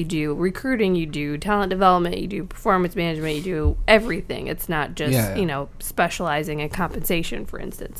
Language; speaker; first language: English; native; English